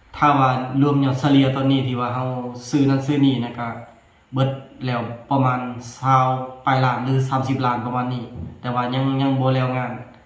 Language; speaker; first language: Lao; non-native, local second language; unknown